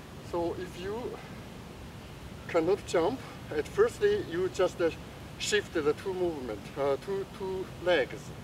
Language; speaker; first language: English; non-native, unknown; Chinese